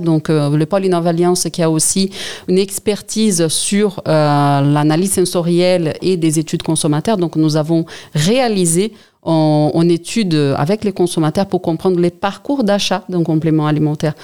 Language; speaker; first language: French; non-native, fluent; Portuguese